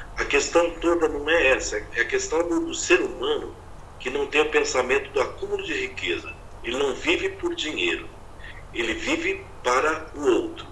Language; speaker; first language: Portuguese; native; Portuguese